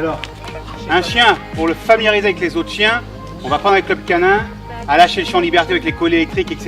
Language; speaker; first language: French; native; French